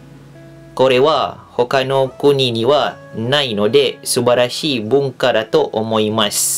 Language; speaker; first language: Japanese; non-native, fluent; Malay